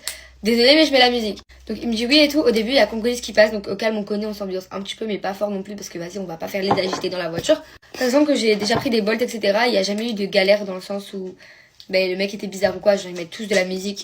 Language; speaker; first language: French; native; French